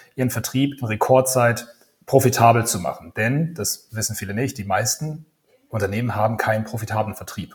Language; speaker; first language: German; native; German